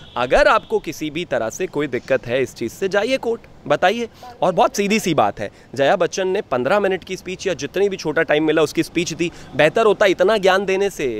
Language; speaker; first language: Hindi; native; Hindi